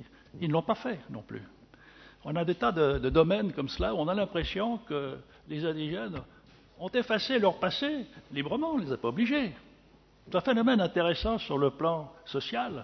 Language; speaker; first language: French; native; French